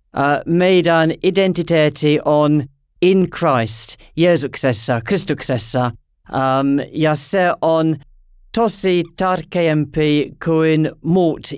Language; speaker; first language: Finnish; non-native, learner; English